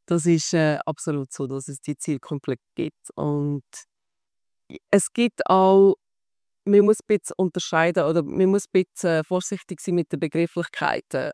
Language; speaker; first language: German; native; German